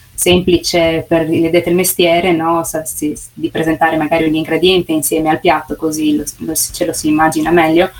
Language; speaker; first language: Italian; native; Italian